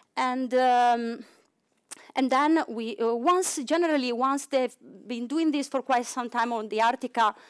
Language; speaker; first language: English; non-native, fluent; Italian